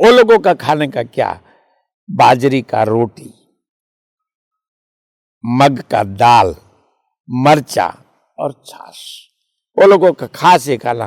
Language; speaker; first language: Hindi; non-native, local second language; Bangla